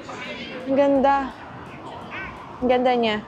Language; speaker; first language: Filipino; native; Filipino